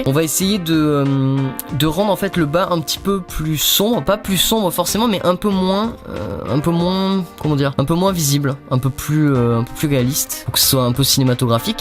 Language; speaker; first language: French; native; French